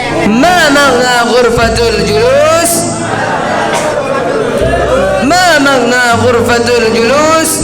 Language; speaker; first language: Arabic; non-native, learner; Indonesian